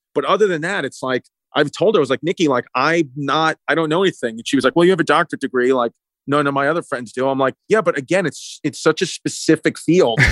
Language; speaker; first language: English; native; English